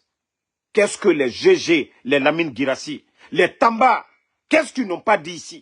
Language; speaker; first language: French; non-native, local second language; Mandingo